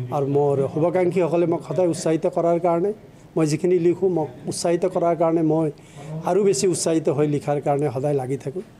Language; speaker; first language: Assamese; non-native, local second language; Nepali